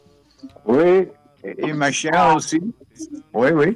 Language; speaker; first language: French; non-native, learner; Dutch